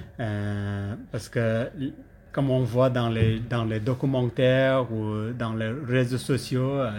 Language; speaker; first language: French; non-native, learner; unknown